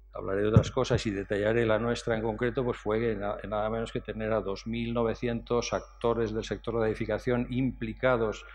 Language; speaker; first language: Spanish; native; Spanish